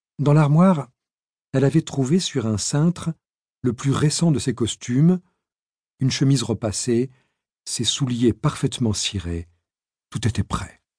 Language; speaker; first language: French; native; French